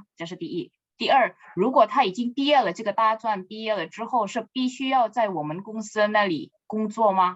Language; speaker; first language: Chinese; non-native, fluent; Indonesian